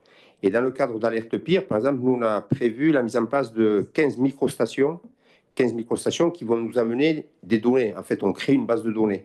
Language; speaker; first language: French; native; French